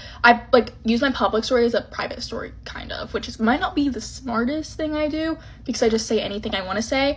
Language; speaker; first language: English; native; English